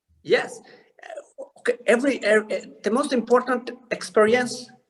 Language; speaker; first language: English; non-native, learner; Italian